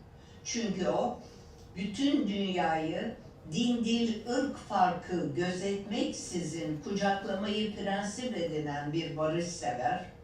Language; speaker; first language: Turkish; native; Turkish